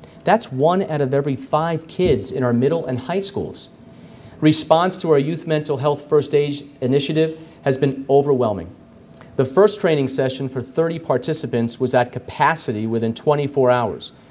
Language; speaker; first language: English; native; English